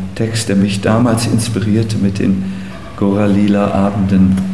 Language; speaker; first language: German; native; German